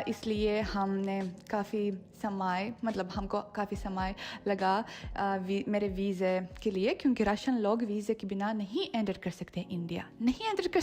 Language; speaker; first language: Hindi; non-native, fluent; Russian